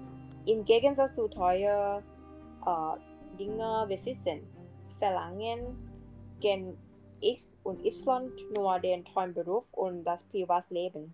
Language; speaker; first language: German; non-native, learner; Thai